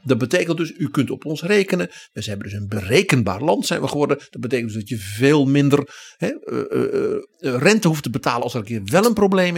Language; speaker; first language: Dutch; native; Dutch